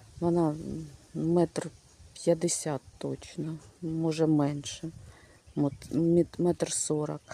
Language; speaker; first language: Ukrainian; native; Ukrainian